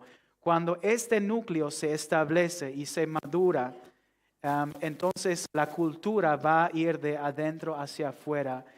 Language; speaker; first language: Spanish; non-native, fluent; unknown